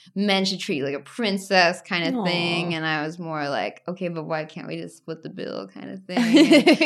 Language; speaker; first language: English; native; English